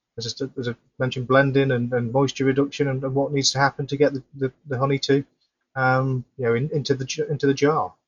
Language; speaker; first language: English; native; English